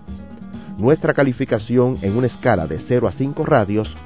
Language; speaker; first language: Spanish; native; Spanish